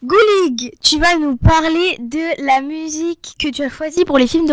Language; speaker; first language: French; native; French